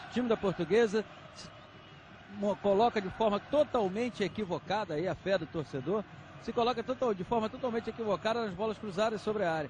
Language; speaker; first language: Portuguese; native; Portuguese